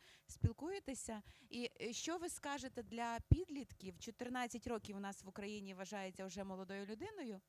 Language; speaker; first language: Ukrainian; native; Ukrainian